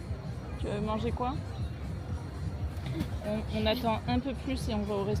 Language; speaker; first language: French; native; French